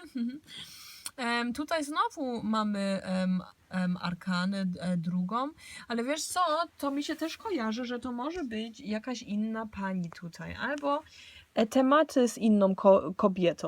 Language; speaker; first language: Polish; early bilingual, heritage; Polish